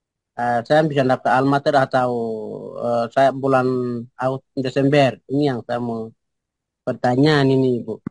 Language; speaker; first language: Indonesian; non-native, local second language; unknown